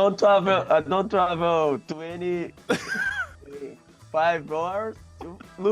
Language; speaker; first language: English; non-native, learner; Portuguese